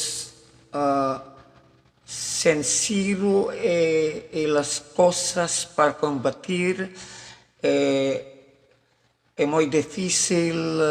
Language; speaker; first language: Spanish; non-native, learner; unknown